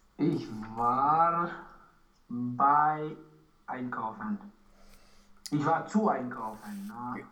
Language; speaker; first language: German; non-native, learner; Romanian